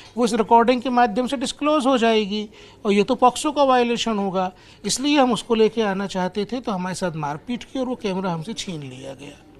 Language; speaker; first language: Hindi; native; Hindi